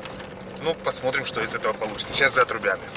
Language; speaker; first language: Russian; native; Russian